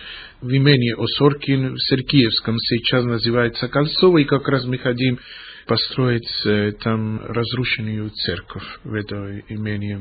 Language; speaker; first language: Russian; non-native, fluent; Greek